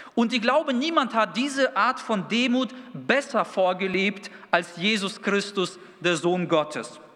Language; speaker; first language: German; early bilingual, other home language; Russian